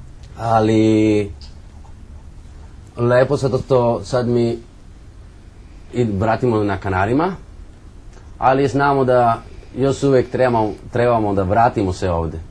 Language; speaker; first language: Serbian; non-native, learner; Spanish